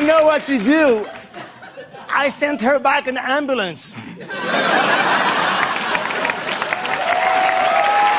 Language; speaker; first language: English; non-native, fluent; French